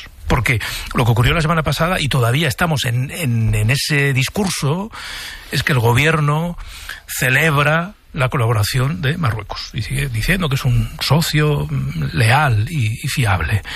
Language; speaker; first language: Spanish; native; Spanish